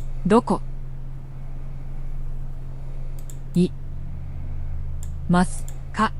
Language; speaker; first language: Japanese; non-native, learner; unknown